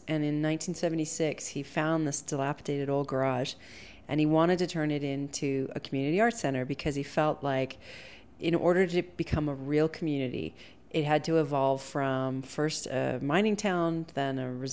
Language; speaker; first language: English; native; English